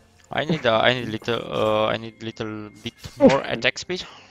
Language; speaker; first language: English; non-native, learner; Romanian